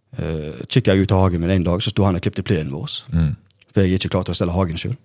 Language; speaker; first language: Norwegian; native; Norwegian